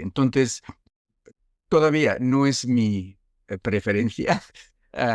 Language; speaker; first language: Spanish; non-native, fluent; French